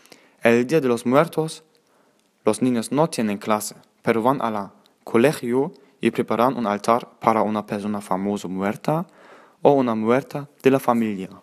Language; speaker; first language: Spanish; non-native, learner; German